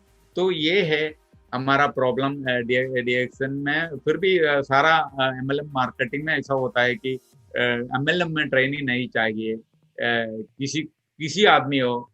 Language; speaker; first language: Hindi; non-native, local second language; Malayalam